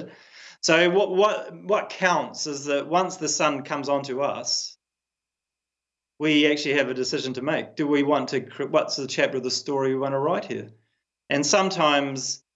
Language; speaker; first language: English; native; English